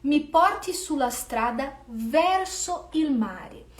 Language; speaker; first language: Italian; non-native, fluent; Portuguese